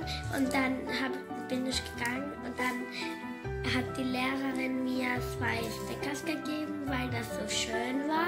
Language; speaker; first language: German; early bilingual, other home language; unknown